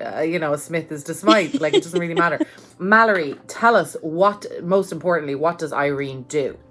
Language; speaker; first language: English; native; English